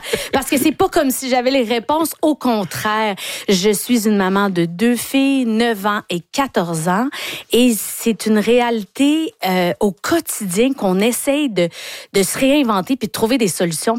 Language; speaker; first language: French; native; French